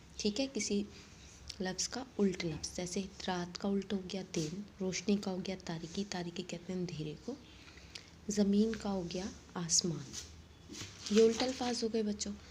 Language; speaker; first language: Hindi; non-native, local second language; Saraiki